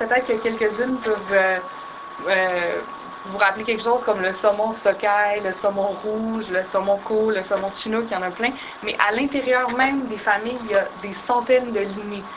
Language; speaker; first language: French; native; French